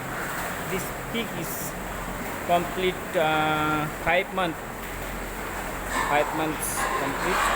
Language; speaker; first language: English; non-native, learner; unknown